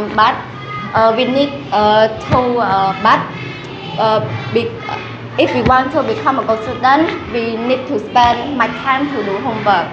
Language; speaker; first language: English; non-native, learner; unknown